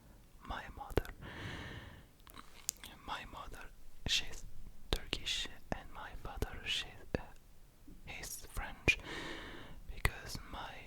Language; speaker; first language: English; non-native, learner; French